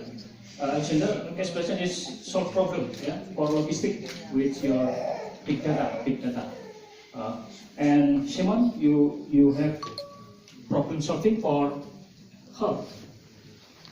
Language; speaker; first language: English; non-native, learner; Indonesian